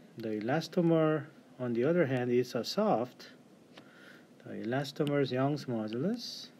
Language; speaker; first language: English; non-native, fluent; Korean